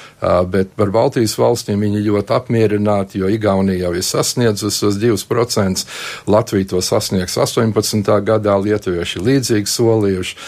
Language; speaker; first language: Latvian; native; Latvian